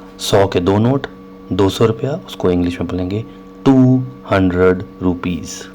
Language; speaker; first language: Hindi; native; Hindi